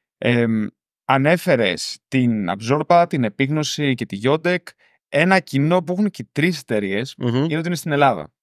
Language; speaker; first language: Greek; native; Greek